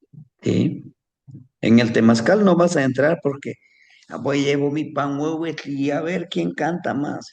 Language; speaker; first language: Spanish; native; Spanish